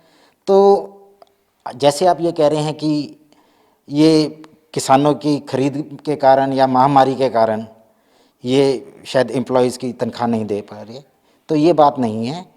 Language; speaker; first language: Hindi; native; Hindi